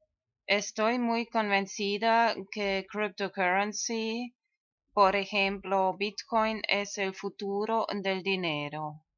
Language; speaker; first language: Spanish; non-native, fluent; German